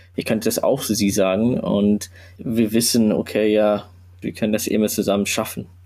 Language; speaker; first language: German; non-native, learner; English